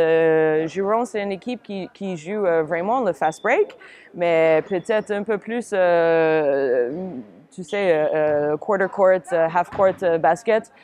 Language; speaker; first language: French; non-native, fluent; English